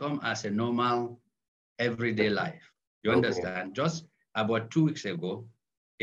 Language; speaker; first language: English; non-native, local second language; Hausa